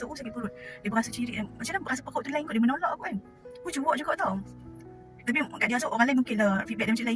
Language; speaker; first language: Malay; native; Malay